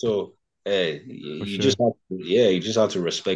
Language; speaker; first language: English; non-native, local second language; Yoruba